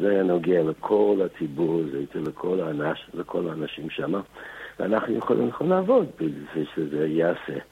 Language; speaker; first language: Hebrew; non-native, fluent; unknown